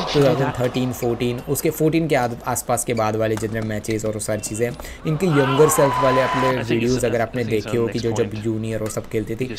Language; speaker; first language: Hindi; non-native, local second language; Gujarati